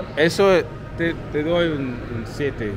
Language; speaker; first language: Spanish; non-native, learner; English